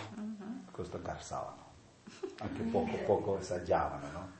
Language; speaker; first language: Italian; non-native, learner; Tibetan